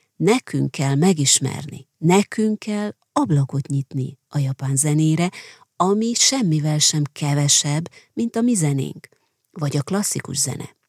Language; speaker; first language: Hungarian; native; Hungarian